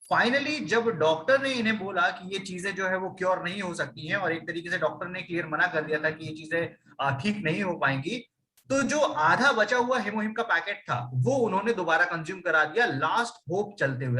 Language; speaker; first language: Hindi; native; Hindi